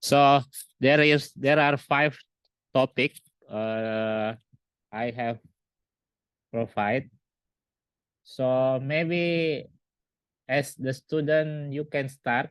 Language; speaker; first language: English; non-native, learner; Indonesian